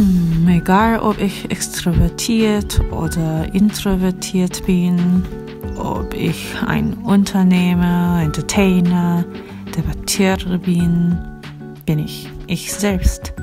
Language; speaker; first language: German; non-native, fluent; Korean